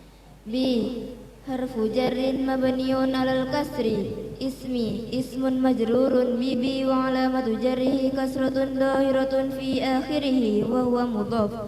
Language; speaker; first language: Arabic; non-native, learner; Indonesian